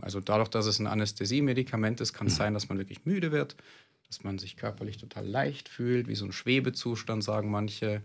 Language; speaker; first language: German; native; German